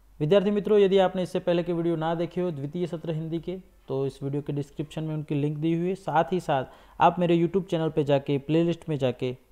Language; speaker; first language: Hindi; non-native, local second language; Gujarati